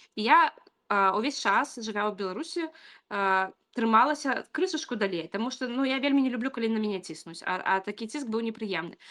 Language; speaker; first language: Belarusian; non-native, local second language; Russian